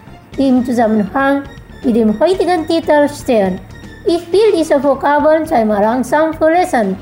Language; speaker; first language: German; non-native, fluent; Indonesian